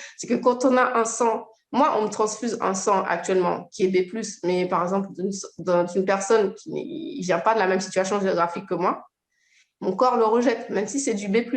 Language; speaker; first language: French; native; French